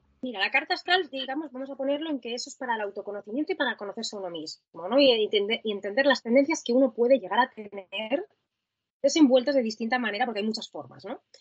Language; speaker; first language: Spanish; native; Spanish